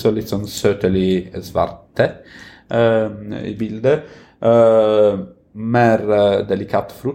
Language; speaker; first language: Norwegian; non-native, fluent; Italian